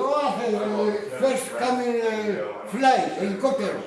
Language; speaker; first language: English; non-native, learner; Greek